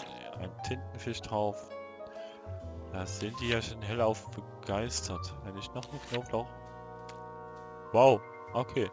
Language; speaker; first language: German; native; German